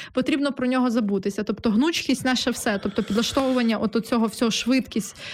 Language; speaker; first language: Ukrainian; native; Ukrainian